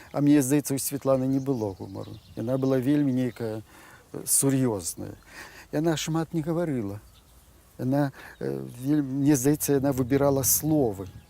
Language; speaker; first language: Belarusian; native; Belarusian